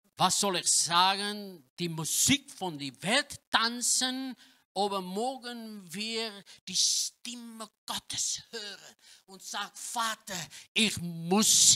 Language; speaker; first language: German; non-native, learner; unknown